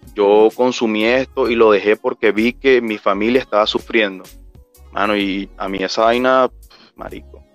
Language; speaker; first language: Spanish; native; Spanish